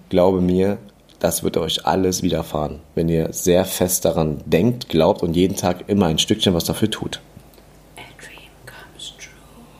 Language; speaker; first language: German; early bilingual, other home language; English